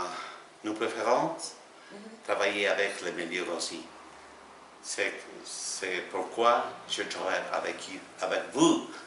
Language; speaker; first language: French; non-native, learner; Spanish